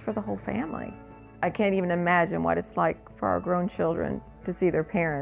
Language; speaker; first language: English; native; English